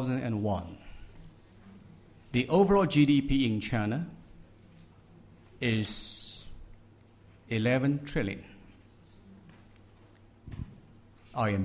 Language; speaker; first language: English; non-native, fluent; Chinese